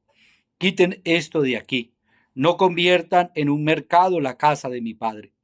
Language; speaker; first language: Spanish; native; Spanish